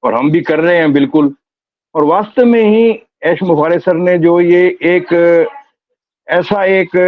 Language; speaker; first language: Hindi; native; Hindi